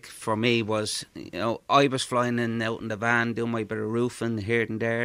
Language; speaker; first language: English; native; English